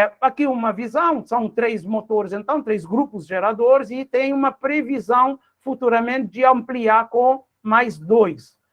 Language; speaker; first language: Portuguese; non-native, local second language; Kabuverdianu